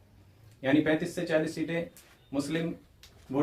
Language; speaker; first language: Hindi; native; Hindi